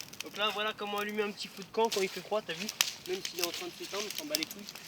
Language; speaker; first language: French; native; French